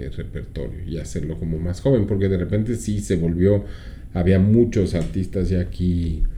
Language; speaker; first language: Spanish; native; Spanish